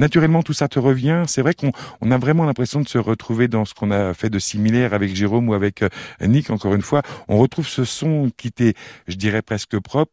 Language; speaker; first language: French; native; French